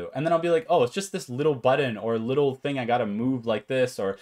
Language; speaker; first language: English; native; English